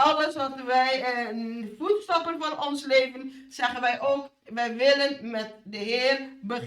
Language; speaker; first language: Dutch; non-native, fluent; Indonesian